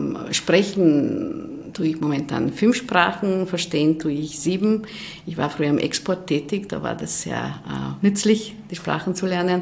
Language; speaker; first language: German; non-native, fluent; Hungarian